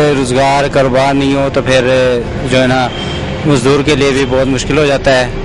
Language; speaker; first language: Urdu; non-native, local second language; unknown